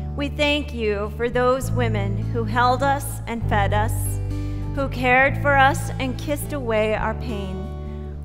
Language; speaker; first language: English; native; English